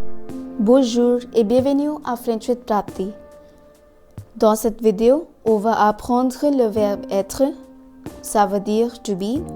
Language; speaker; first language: French; non-native, fluent; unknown